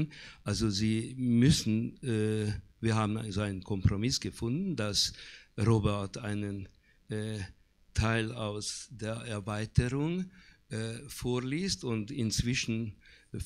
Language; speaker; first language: German; non-native, fluent; Hungarian